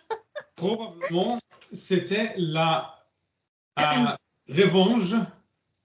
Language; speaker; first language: French; non-native, learner; English